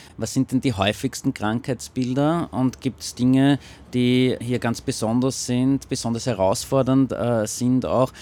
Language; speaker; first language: German; native; German